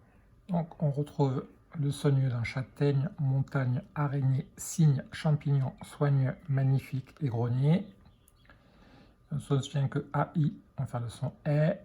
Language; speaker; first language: French; native; French